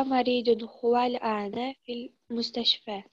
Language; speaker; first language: Arabic; non-native, learner; Uzbek